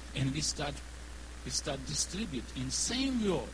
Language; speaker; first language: English; non-native, learner; Ukrainian